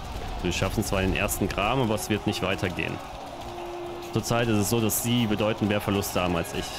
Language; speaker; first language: German; native; German